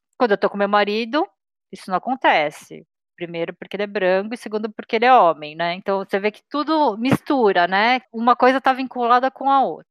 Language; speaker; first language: Portuguese; native; Portuguese